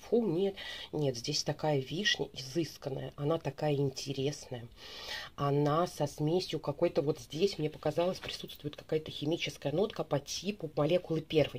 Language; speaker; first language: Russian; native; Russian